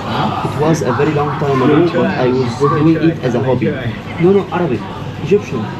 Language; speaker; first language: English; non-native, fluent; Arabic